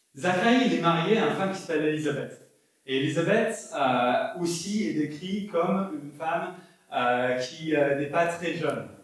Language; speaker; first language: French; non-native, fluent; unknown